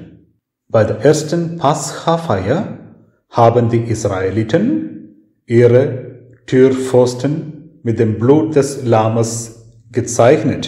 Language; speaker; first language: German; non-native, fluent; Malayalam